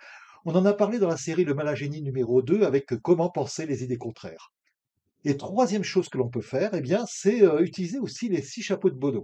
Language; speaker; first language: French; native; French